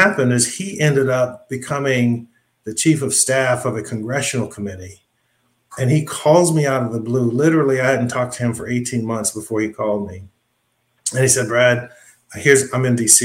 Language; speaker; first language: English; native; English